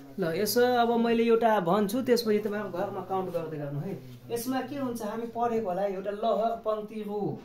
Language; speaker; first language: Nepali; non-native, local second language; Maithili